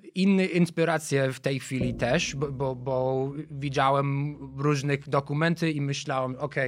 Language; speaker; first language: Polish; non-native, fluent; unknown